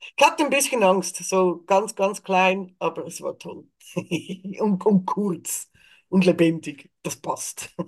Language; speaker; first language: German; native; German